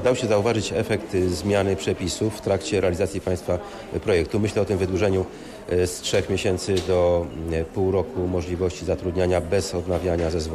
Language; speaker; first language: Polish; native; Polish